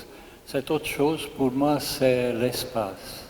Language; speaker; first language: French; non-native, fluent; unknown